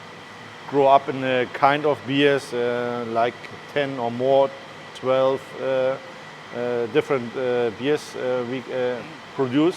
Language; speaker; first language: English; non-native, learner; German